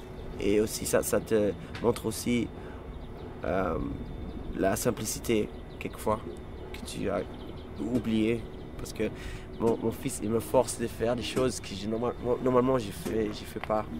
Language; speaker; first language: French; non-native, fluent; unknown